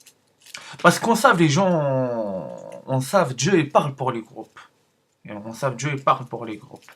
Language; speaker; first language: French; non-native, learner; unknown